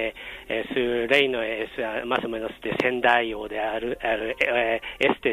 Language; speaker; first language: Spanish; non-native, learner; Japanese